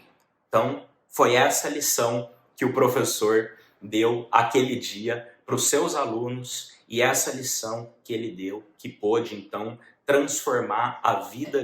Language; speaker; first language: Portuguese; native; Portuguese